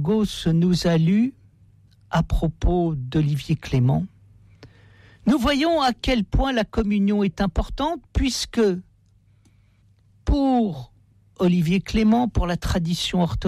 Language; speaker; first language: French; native; French